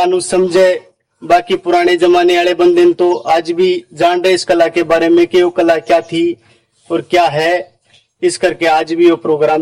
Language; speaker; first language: Hindi; native; Hindi